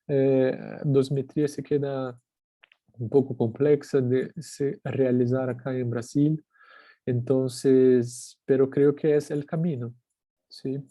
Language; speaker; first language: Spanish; non-native, fluent; Portuguese